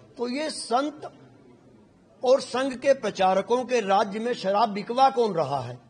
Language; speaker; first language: Hindi; native; Hindi